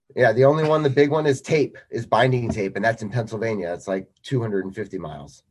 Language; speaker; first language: English; native; English